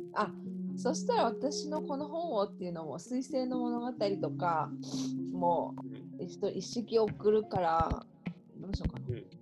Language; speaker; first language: Japanese; native; Japanese